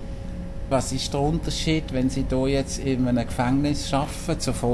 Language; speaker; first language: German; native; German